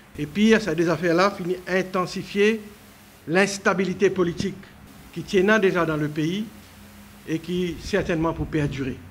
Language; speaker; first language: French; non-native, local second language; Morisyen